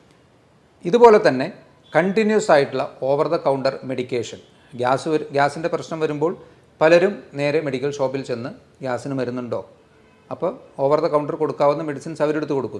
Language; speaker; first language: Malayalam; native; Malayalam